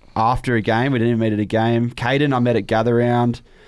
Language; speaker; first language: English; native; English